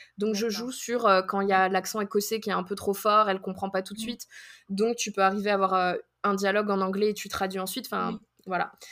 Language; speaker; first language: French; native; French